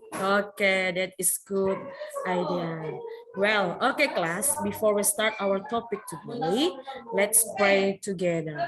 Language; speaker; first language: English; non-native, fluent; Indonesian